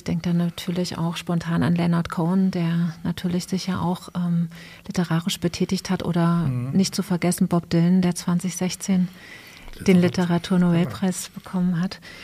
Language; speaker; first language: German; native; German